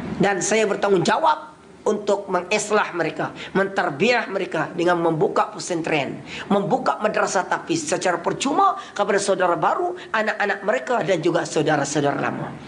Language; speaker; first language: Malay; non-native, local second language; Central Dusun